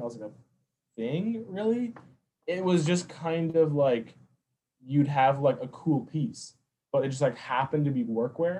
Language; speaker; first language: English; native; English